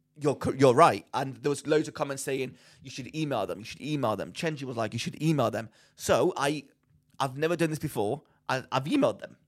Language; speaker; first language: English; non-native, fluent; Greek